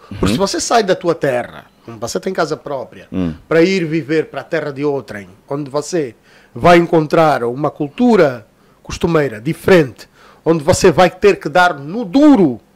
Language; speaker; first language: Portuguese; native; Portuguese